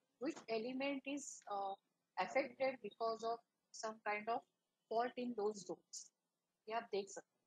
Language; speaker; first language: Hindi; non-native, local second language; Marathi